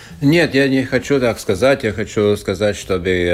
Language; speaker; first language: Russian; non-native, local second language; Latvian